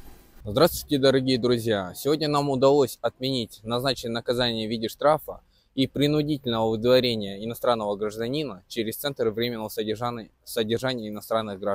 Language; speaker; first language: Russian; native; Russian